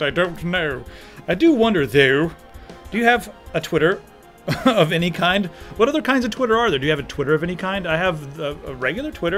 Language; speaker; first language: English; native; English